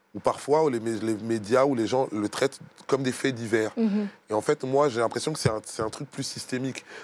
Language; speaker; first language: French; native; French